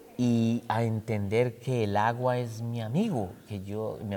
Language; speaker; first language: Spanish; native; Spanish